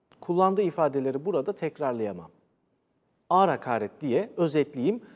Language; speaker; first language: Turkish; native; Turkish